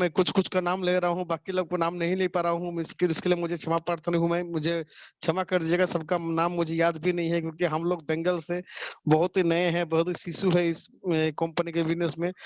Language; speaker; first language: Hindi; non-native, local second language; Bangla